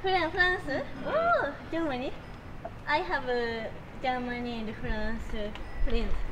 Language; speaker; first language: English; non-native, learner; Japanese